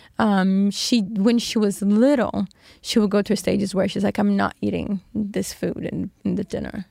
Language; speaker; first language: English; non-native, fluent; Portuguese